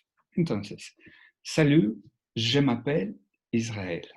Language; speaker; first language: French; non-native, fluent; Spanish